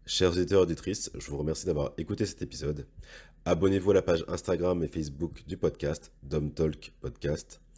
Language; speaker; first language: French; native; French